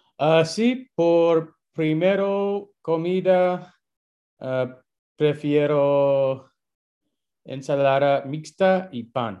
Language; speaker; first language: Spanish; non-native, learner; English